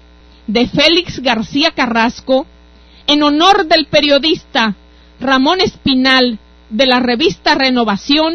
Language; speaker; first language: Spanish; native; Spanish